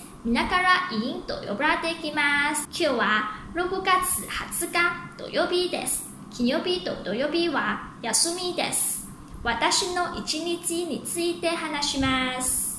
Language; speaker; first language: Japanese; non-native, learner; Chinese